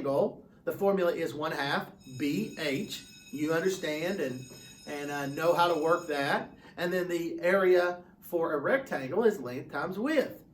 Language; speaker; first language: English; native; English